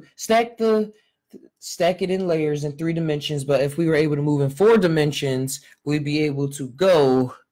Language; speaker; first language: English; native; English